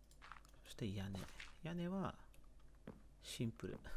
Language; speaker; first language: Japanese; non-native, learner; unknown